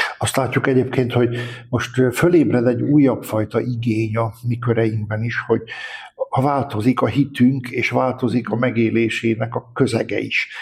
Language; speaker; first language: Hungarian; native; Hungarian